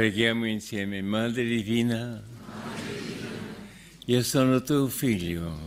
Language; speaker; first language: Italian; non-native, fluent; English